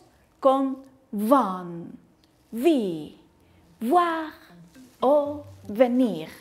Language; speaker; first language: Spanish; native; Spanish